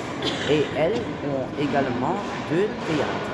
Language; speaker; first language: French; non-native, learner; Dutch